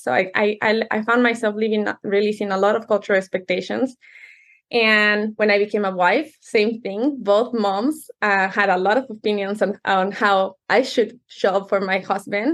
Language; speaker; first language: English; non-native, fluent; Spanish